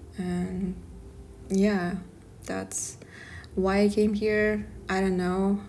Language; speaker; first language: English; non-native, fluent; Kazakh